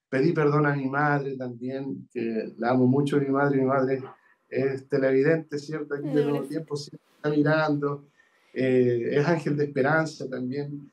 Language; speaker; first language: Spanish; native; Spanish